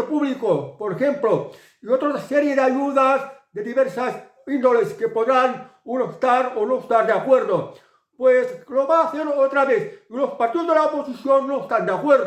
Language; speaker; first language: Spanish; native; Spanish